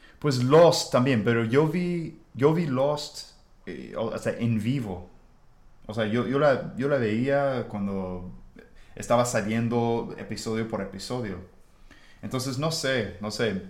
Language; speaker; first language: Spanish; non-native, fluent; English